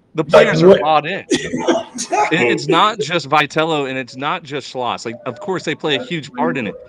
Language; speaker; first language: English; native; English